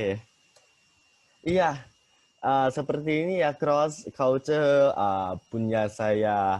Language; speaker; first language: Indonesian; non-native, fluent; Thai